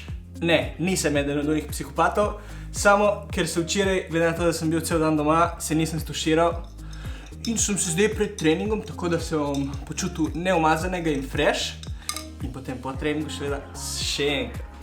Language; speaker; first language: Slovenian; native; Slovenian